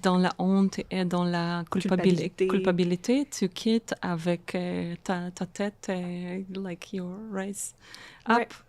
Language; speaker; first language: French; non-native, fluent; Russian